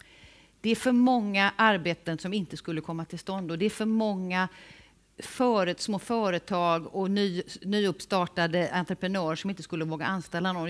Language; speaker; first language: Swedish; native; Swedish